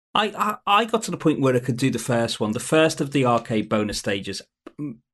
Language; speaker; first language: English; native; English